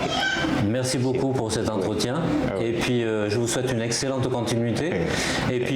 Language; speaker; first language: French; native; French